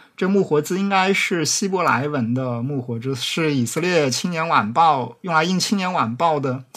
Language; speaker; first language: Chinese; native; Chinese